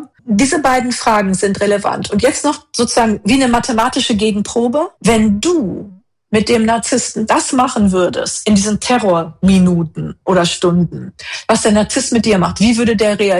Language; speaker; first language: German; native; German